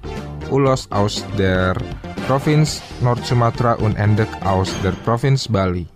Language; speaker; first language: German; non-native, fluent; Indonesian